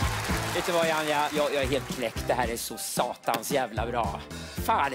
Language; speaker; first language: Swedish; native; Swedish